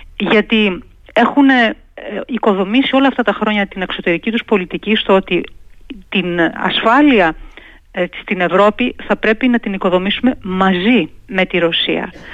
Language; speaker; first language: Greek; native; Greek